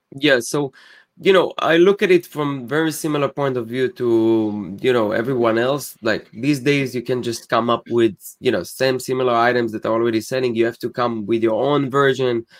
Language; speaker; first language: English; non-native, fluent; Hebrew